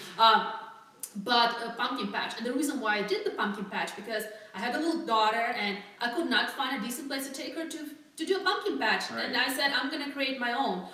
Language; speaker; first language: English; non-native, fluent; Russian